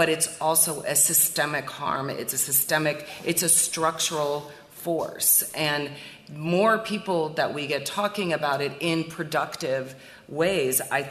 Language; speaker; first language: English; native; English